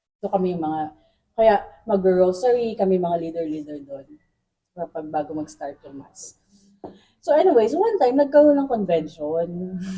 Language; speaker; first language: Filipino; non-native, local second language; Bikol